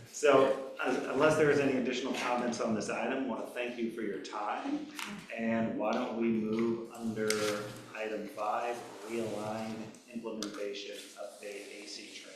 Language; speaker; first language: English; native; English